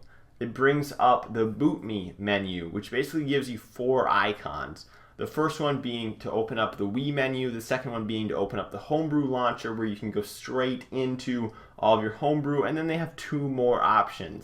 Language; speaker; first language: English; native; English